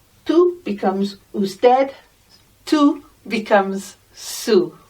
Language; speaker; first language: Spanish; non-native, fluent; English